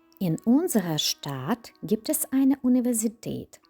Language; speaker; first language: German; non-native, fluent; Ukrainian